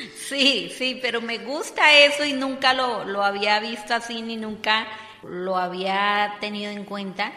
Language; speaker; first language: Spanish; native; Spanish